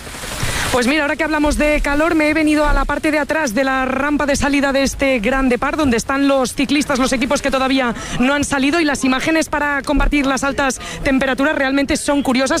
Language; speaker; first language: Spanish; native; Spanish